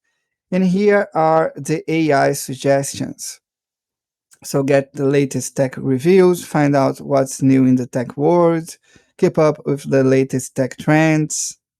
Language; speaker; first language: English; non-native, fluent; Portuguese